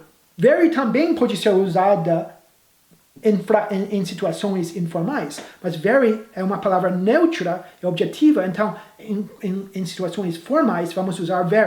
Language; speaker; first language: Portuguese; non-native, fluent; English